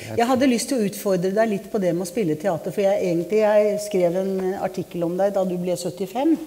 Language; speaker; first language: Norwegian; native; Norwegian